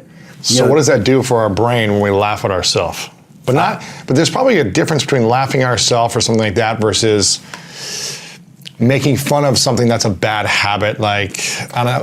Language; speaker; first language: English; native; English